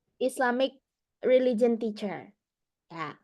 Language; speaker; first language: English; non-native, fluent; Indonesian